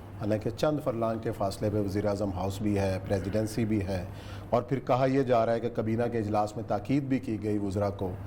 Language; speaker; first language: Urdu; native; Urdu